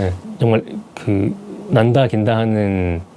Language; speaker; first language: Korean; native; Korean